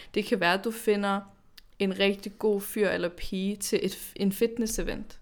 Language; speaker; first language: Danish; early bilingual, other home language; Arabic